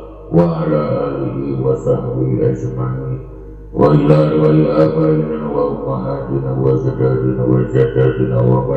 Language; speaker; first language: Arabic; non-native, fluent; Sundanese